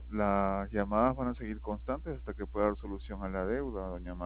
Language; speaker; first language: Spanish; native; Spanish